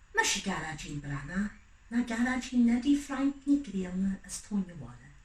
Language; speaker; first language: Irish; native; Irish